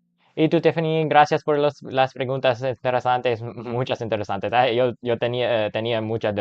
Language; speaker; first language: Spanish; non-native, learner; English